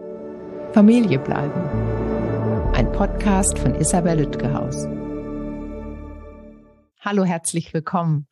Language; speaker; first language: German; native; German